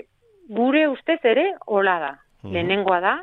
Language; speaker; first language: Basque; non-native, local second language; Spanish